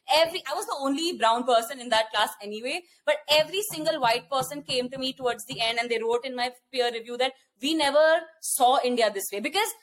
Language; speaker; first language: English; non-native, local second language; Hindi